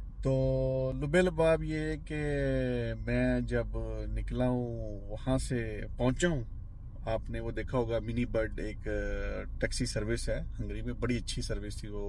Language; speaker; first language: Urdu; non-native, local second language; Punjabi